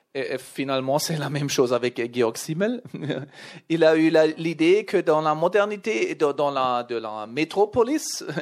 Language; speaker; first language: French; non-native, learner; German